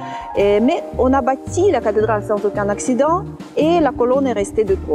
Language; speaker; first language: French; non-native, fluent; Russian